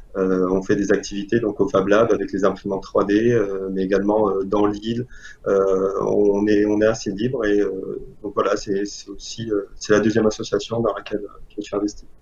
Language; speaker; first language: French; non-native, local second language; Arabic